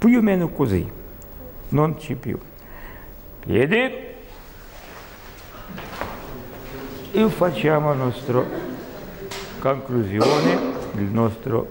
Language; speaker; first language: Italian; non-native, learner; Russian